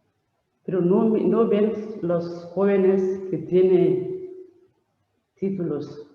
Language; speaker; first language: Spanish; non-native, learner; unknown